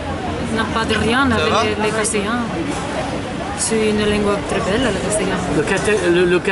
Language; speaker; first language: French; non-native, learner; Catalan